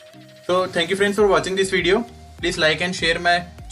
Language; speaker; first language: English; non-native, local second language; Hindi